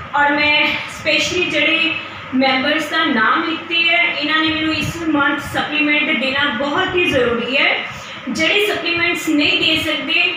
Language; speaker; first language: Hindi; non-native, local second language; Punjabi